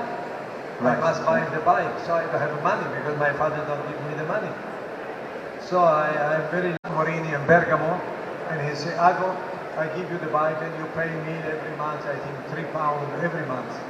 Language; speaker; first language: English; non-native, learner; Italian